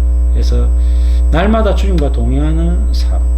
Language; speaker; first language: Korean; native; Korean